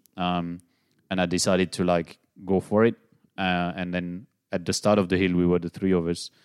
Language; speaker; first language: English; non-native, fluent; French